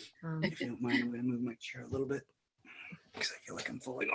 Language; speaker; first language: English; native; English